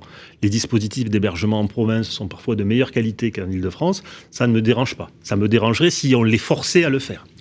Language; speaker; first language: French; native; French